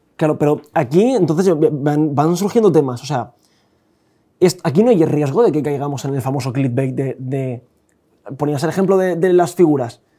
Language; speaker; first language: Spanish; native; Spanish